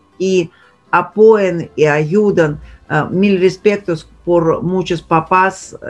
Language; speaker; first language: Spanish; non-native, fluent; Russian